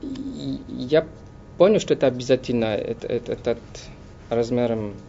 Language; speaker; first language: Russian; non-native, learner; French